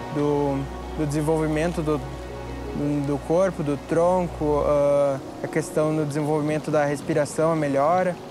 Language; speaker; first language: Portuguese; native; Portuguese